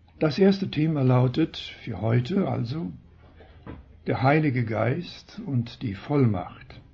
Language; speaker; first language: German; early bilingual, heritage; German